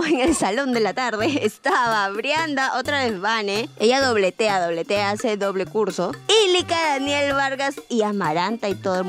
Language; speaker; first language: Spanish; native; Spanish